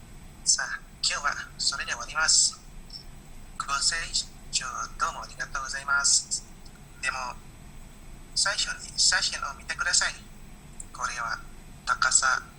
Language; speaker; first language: Japanese; non-native, learner; Indonesian